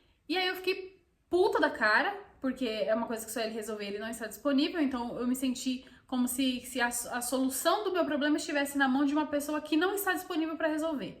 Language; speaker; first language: Portuguese; native; Portuguese